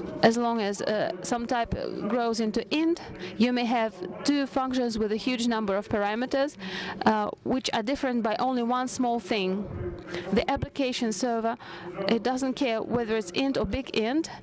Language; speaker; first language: English; non-native, fluent; Russian